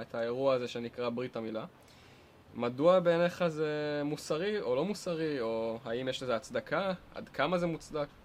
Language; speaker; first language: Hebrew; native; Hebrew